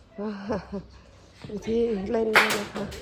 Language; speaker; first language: Thai; native; Thai